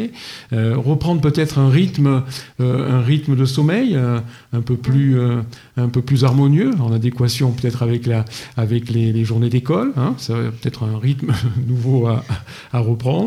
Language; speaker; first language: French; native; French